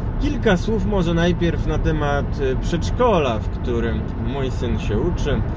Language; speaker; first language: Polish; native; Polish